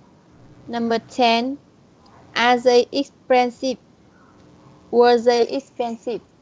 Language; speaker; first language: English; non-native, learner; Vietnamese